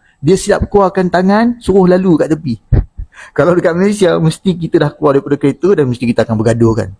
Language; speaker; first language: Malay; native; Malay